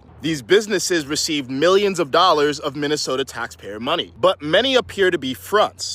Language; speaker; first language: English; early bilingual, other home language; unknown